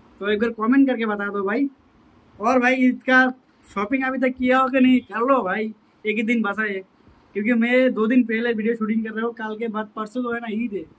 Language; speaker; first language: Hindi; non-native, local second language; Bangla